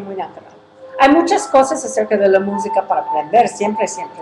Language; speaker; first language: Spanish; early bilingual, heritage; English